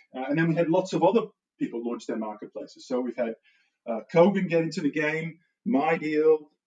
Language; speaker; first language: English; non-native, fluent; Dutch